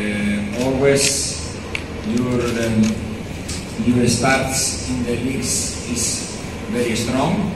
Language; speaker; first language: English; non-native, learner; Spanish